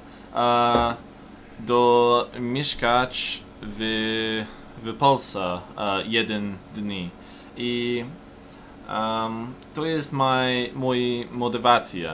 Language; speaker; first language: Polish; non-native, learner; English